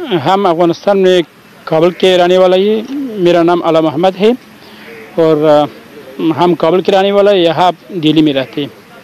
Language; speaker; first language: Hindi; non-native, learner; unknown